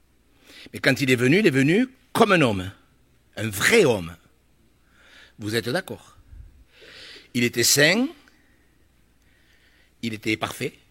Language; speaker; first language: French; native; French